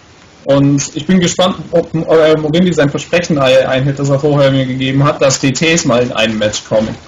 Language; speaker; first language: German; native; German